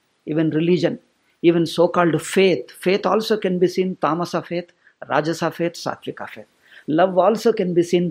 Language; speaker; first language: English; non-native, local second language; Kannada